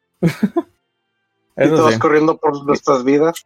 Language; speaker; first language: Spanish; native; Spanish